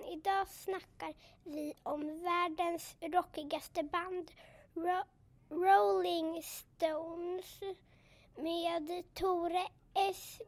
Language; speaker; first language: Swedish; native; Swedish